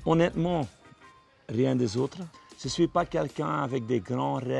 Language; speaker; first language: French; non-native, fluent; Dutch